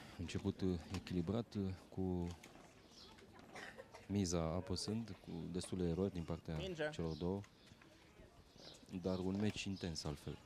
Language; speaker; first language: Romanian; native; Romanian